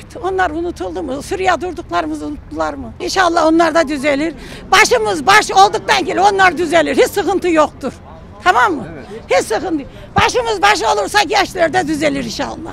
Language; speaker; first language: Turkish; native; Turkish